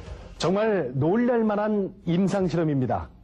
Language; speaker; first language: Korean; native; Korean